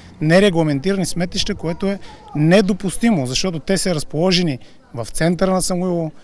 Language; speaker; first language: Bulgarian; native; Bulgarian